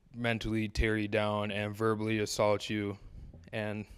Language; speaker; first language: English; native; English